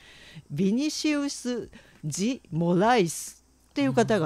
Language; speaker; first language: Japanese; native; Japanese